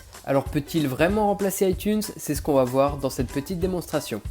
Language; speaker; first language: French; native; French